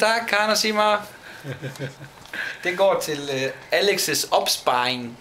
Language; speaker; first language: Danish; non-native, learner; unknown